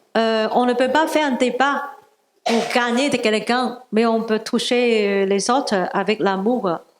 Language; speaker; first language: French; non-native, learner; Cantonese